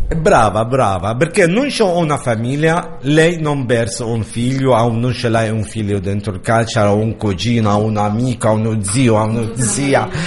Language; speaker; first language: Italian; non-native, learner; Arabic